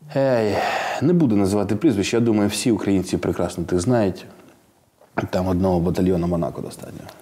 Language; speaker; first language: Ukrainian; non-native, local second language; Russian